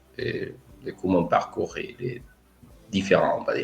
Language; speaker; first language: French; non-native, fluent; Spanish